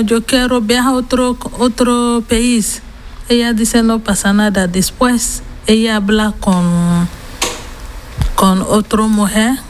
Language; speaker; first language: Spanish; non-native, learner; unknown